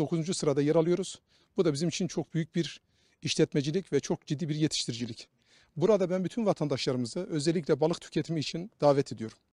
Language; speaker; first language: Turkish; native; Turkish